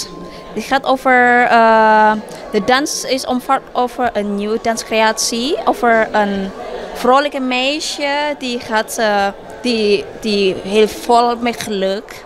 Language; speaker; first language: Dutch; non-native, learner; Javanese